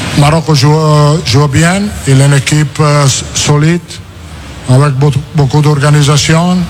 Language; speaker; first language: French; non-native, learner; Italian